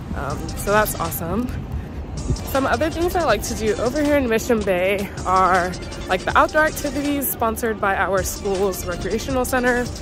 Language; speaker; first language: English; native; English